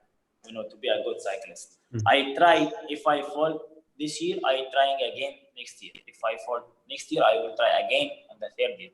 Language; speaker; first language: English; non-native, fluent; Arabic